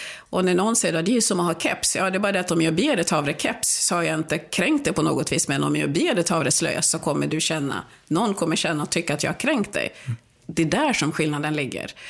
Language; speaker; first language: Swedish; early bilingual, other home language; Swahili